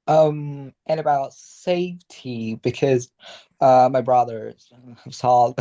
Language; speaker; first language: English; non-native, learner; Vietnamese